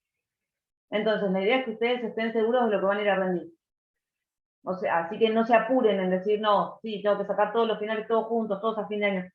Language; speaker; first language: Spanish; native; Spanish